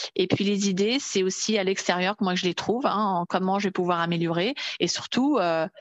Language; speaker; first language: French; native; French